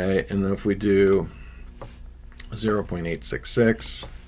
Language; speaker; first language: English; native; English